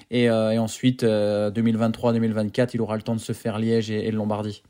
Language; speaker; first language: French; native; French